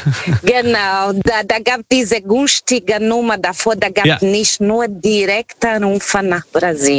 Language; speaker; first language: German; non-native, learner; Portuguese